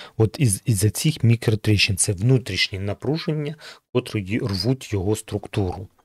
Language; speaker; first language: Ukrainian; non-native, local second language; Russian